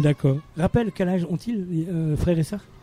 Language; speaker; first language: French; native; French